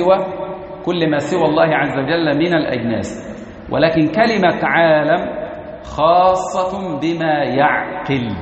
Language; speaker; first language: Arabic; native; Arabic